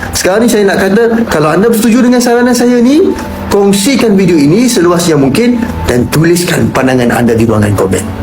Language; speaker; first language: Malay; native; Malay